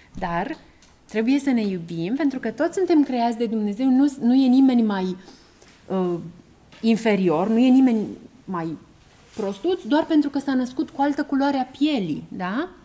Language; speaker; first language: Romanian; native; Romanian